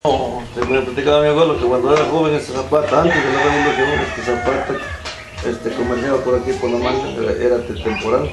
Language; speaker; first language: Spanish; native; Spanish